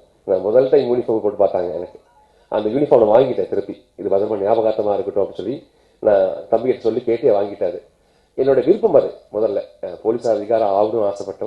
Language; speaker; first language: Tamil; native; Tamil